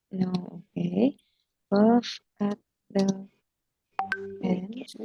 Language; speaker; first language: English; non-native, fluent; Indonesian